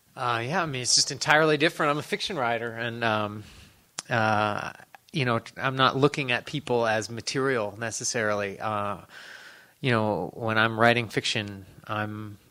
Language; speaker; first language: English; native; English